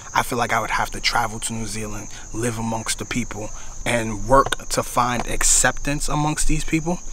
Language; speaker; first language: English; native; English